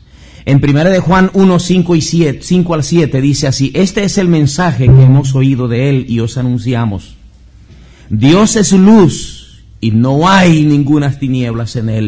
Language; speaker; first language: Spanish; native; Spanish